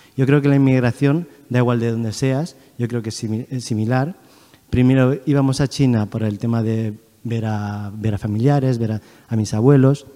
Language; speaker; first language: Spanish; early bilingual, other home language; Chinese